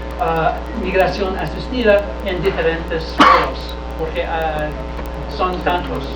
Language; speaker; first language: Spanish; non-native, learner; English